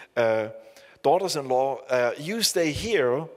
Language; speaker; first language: English; non-native, fluent; German